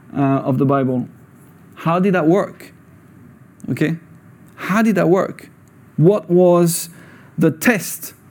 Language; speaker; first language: English; non-native, fluent; French